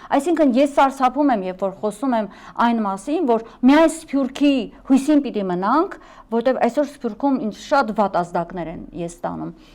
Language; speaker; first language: Armenian; native; Armenian